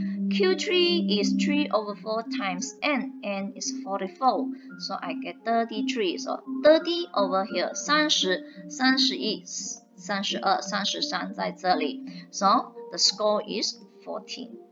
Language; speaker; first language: English; non-native, local second language; Chinese